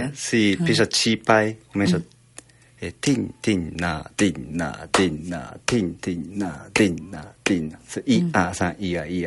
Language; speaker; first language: Chinese; non-native, fluent; Japanese